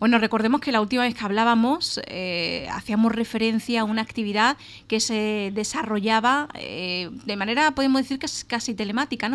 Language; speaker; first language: Spanish; native; Spanish